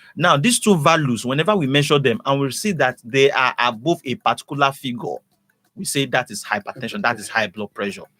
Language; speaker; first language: English; non-native, local second language; Yoruba